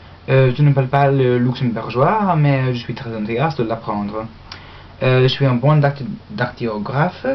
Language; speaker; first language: French; non-native, learner; English